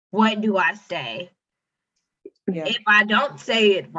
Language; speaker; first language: English; native; English